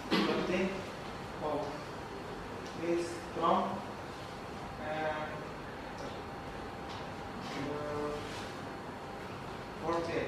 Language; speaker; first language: English; non-native, learner; Indonesian